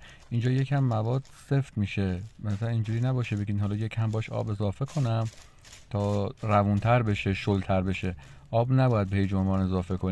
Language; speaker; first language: Persian; native; Persian